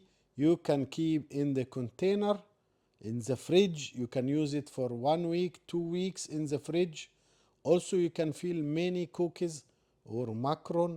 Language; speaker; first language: English; non-native, learner; Arabic